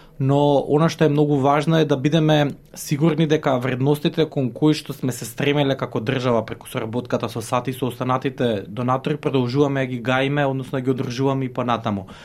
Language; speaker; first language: Macedonian; native; Macedonian